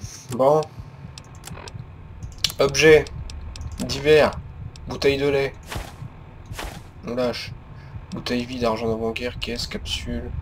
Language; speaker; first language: French; native; French